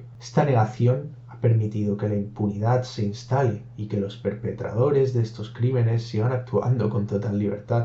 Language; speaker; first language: Spanish; native; Spanish